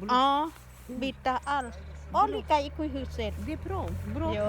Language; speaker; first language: Swedish; non-native, learner; Thai